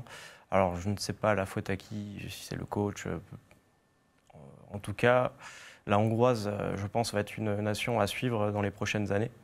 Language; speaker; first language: French; native; French